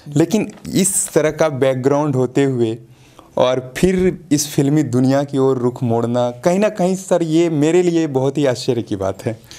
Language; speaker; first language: Hindi; native; Hindi